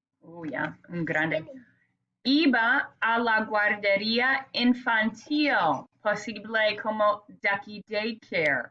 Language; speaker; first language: Spanish; non-native, fluent; English